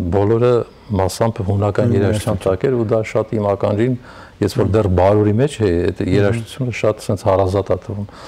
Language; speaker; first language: Armenian; native; Armenian